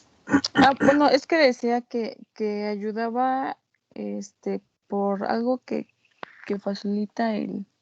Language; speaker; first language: Spanish; native; Spanish